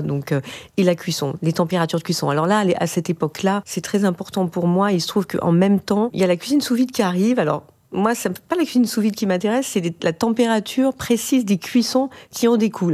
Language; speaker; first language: French; native; French